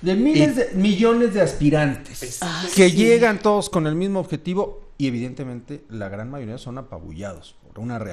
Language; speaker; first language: Spanish; native; Spanish